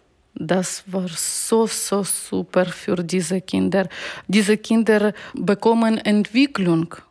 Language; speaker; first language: German; non-native, learner; Ukrainian